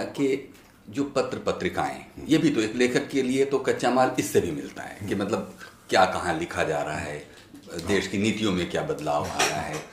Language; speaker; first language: Hindi; native; Hindi